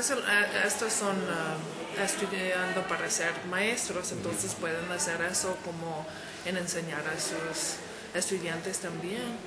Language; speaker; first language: Spanish; non-native, fluent; English